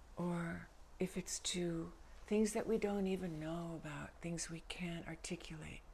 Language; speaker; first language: English; native; English